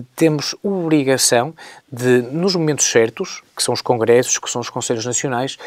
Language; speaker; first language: Portuguese; native; Portuguese